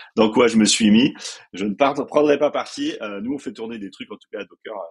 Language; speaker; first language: French; native; French